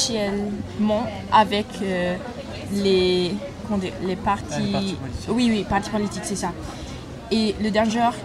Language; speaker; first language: French; non-native, fluent; English